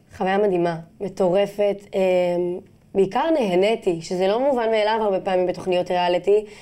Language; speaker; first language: Hebrew; non-native, local second language; Arabic